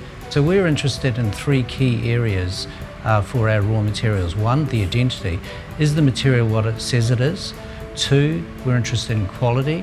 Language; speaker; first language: English; native; English